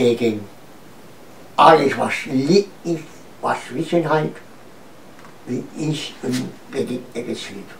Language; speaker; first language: German; non-native, learner; Romanian